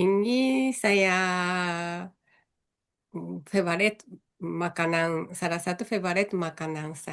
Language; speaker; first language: Indonesian; non-native, learner; Japanese